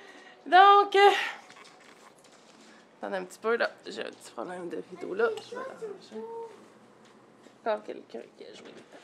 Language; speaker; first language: French; native; French